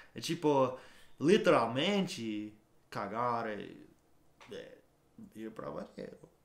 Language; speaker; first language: Portuguese; non-native, fluent; English